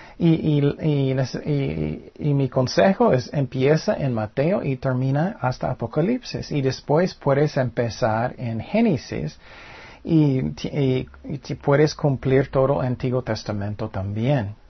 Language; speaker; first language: Spanish; non-native, fluent; English